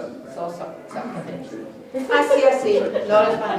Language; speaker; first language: Spanish; non-native, fluent; English